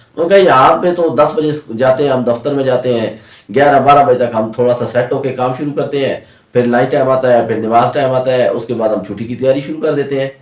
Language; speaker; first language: Urdu; non-native, local second language; Punjabi